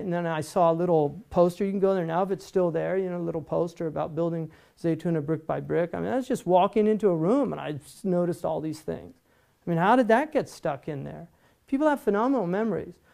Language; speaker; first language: English; native; English